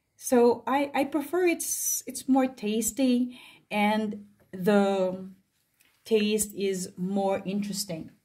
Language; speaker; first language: English; non-native, local second language; Filipino